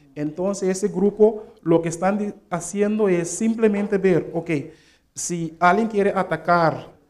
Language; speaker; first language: Spanish; non-native, fluent; Papiamento